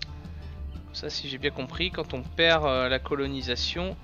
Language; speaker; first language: French; native; French